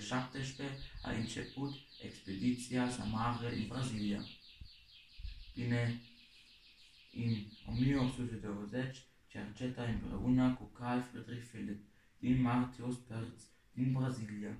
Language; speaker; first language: Romanian; early bilingual, heritage; Romanian